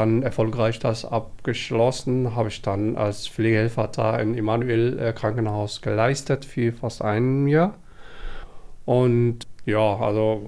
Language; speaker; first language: German; non-native, learner; Somali